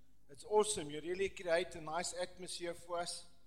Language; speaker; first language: English; early bilingual, other home language; Afrikaans